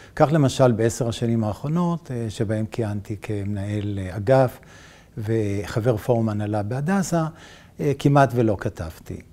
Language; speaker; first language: Hebrew; native; Hebrew